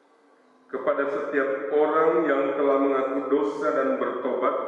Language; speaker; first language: Indonesian; native; Indonesian